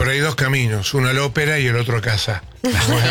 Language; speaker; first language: Spanish; native; Spanish